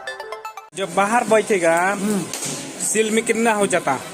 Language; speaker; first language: Hindi; non-native, local second language; Khasi